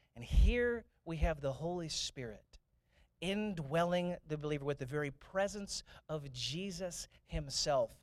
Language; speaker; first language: English; native; English